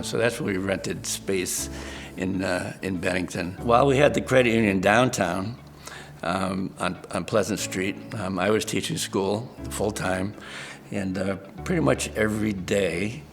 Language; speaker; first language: English; native; English